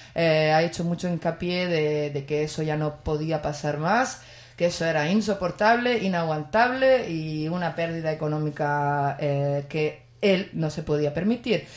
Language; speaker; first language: Spanish; native; Spanish